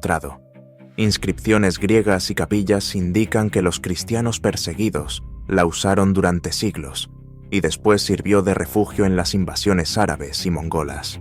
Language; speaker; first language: Spanish; native; Spanish